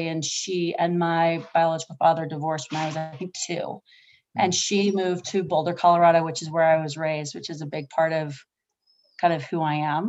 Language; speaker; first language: English; native; English